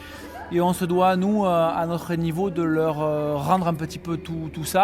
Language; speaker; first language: French; native; French